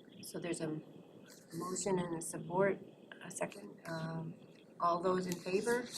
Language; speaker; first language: English; native; English